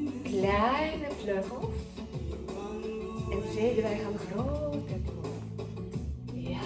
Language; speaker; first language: Dutch; non-native, learner; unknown